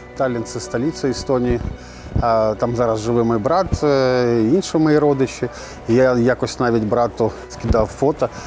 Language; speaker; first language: Ukrainian; non-native, local second language; Russian